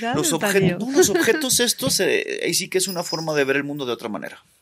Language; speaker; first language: Spanish; native; Spanish